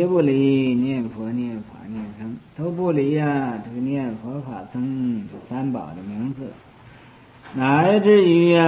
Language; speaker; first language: Chinese; native; Chinese